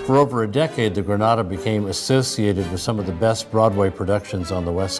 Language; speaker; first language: English; native; English